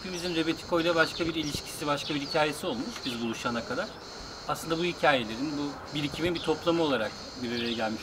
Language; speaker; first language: Turkish; native; Turkish